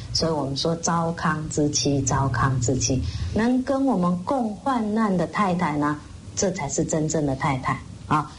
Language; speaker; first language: Chinese; native; Chinese